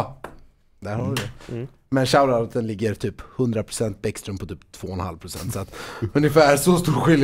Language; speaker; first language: Swedish; native; Swedish